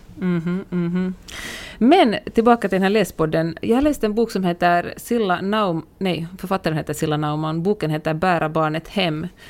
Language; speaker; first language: Swedish; native; Swedish